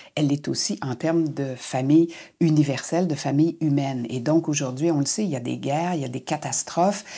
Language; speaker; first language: French; native; French